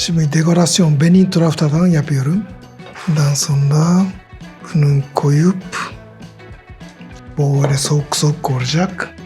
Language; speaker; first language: Turkish; non-native, learner; Japanese